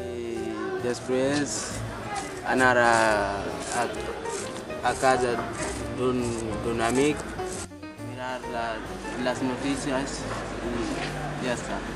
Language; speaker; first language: Catalan; non-native, learner; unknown